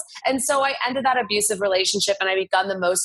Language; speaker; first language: English; native; English